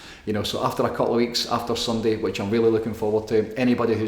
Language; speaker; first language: English; native; English